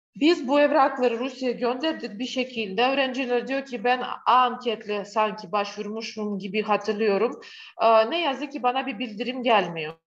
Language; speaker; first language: Turkish; non-native, fluent; Russian